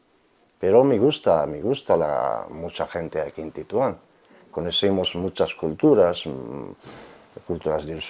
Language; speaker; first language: Spanish; non-native, learner; Arabic